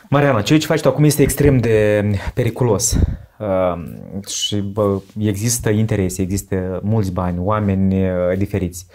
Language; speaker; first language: Romanian; native; Romanian